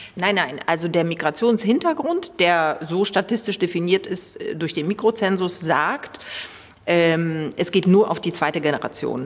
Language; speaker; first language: German; early bilingual, other home language; Polish